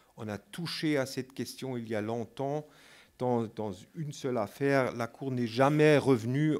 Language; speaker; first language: French; non-native, fluent; German